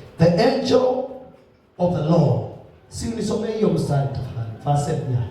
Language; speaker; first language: Swahili; non-native, local second language; Kamba